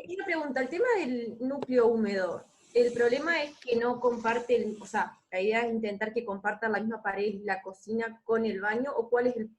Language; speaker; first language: Spanish; native; Spanish